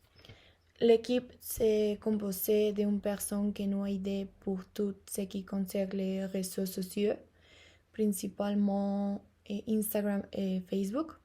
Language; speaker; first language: French; non-native, learner; Spanish